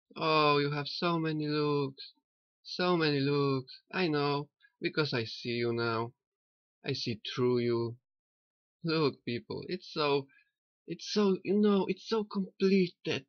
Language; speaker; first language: English; non-native, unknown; Polish